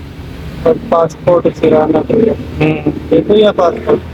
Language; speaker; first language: Filipino; non-native, learner; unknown